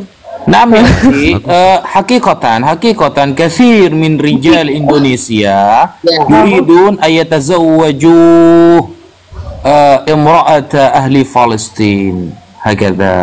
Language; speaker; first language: Arabic; non-native, learner; Indonesian